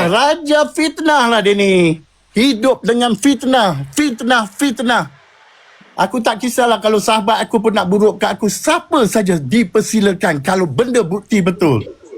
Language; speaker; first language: Malay; native; Malay